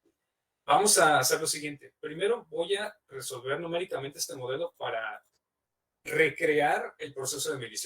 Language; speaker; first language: Spanish; native; Spanish